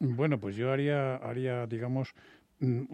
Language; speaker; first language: Spanish; native; Spanish